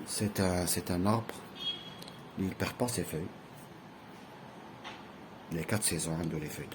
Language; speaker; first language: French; non-native, local second language; Arabic